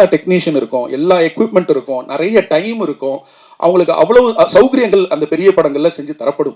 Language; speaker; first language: Tamil; native; Tamil